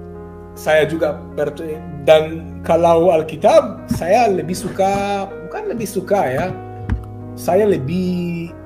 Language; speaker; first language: Indonesian; non-native, fluent; Hebrew